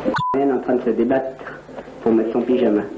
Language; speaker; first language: French; native; French